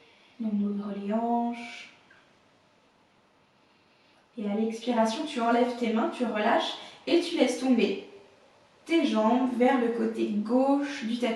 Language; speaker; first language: French; native; French